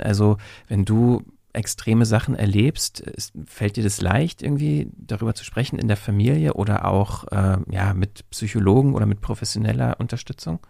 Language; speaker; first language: German; native; German